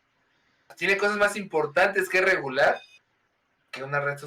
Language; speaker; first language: Spanish; native; Spanish